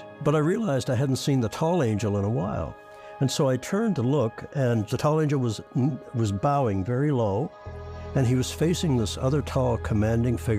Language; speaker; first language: English; native; English